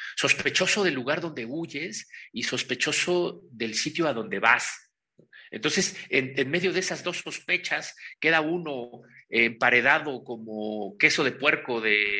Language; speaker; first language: Spanish; native; Spanish